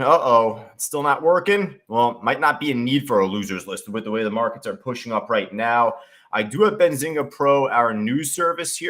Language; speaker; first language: English; native; English